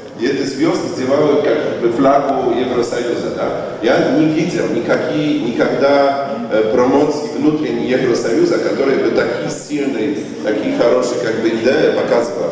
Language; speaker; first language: Russian; non-native, learner; Polish